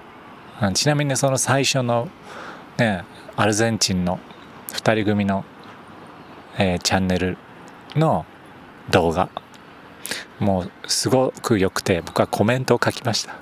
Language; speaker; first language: Japanese; native; Japanese